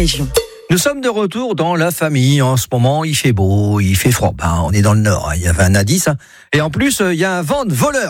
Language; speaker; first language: French; native; French